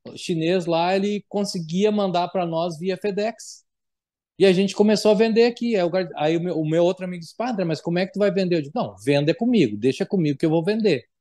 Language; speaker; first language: Portuguese; native; Portuguese